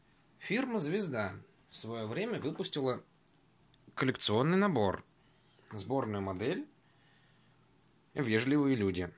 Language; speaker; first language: Russian; native; Russian